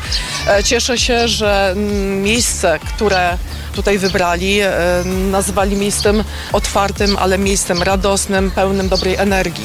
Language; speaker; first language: Polish; native; Polish